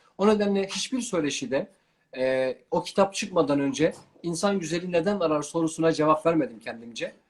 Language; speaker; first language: Turkish; non-native, local second language; Kurdish